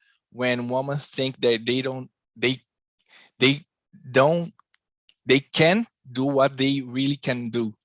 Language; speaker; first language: English; non-native, learner; Portuguese